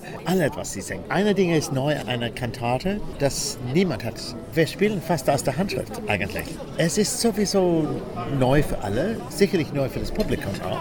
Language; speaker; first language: German; non-native, learner; English